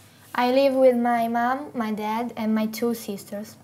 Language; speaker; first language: English; non-native, learner; Italian